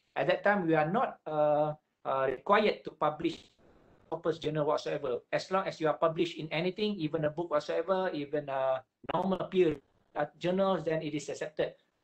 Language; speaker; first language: English; non-native, local second language; Malay